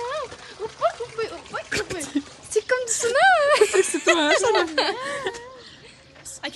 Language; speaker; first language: Turkish; non-native, learner; Kazakh